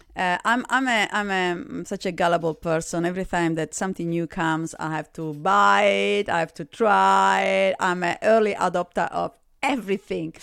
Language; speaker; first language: English; non-native, fluent; Italian